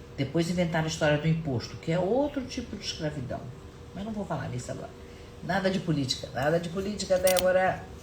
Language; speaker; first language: Portuguese; non-native, fluent; German